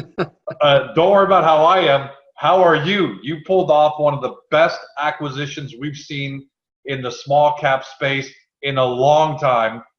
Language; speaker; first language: English; native; English